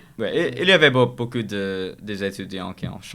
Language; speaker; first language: French; non-native, learner; English